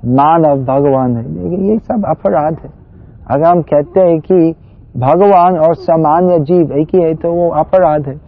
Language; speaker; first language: Hindi; non-native, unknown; English